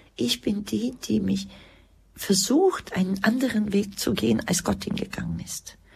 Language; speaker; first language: German; early bilingual, other home language; Croatian